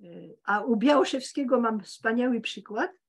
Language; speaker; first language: Polish; early bilingual, heritage; Polish